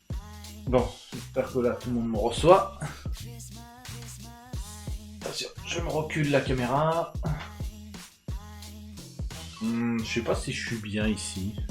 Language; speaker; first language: French; native; French